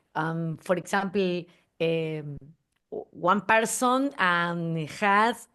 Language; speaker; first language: English; non-native, learner; Spanish